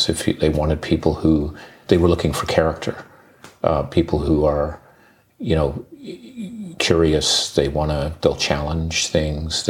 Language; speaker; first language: English; native; English